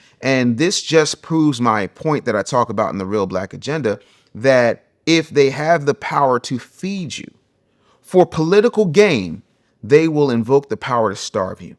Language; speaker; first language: English; native; English